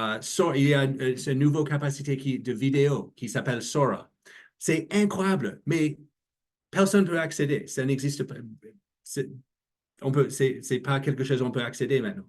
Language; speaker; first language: French; non-native, learner; English